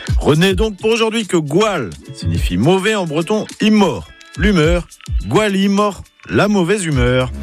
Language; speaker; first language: French; native; French